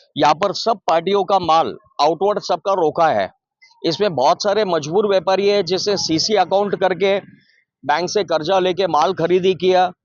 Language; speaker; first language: Hindi; non-native, local second language; Marathi